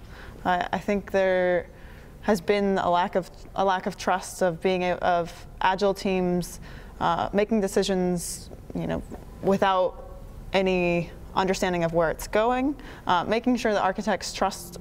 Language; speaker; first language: English; native; English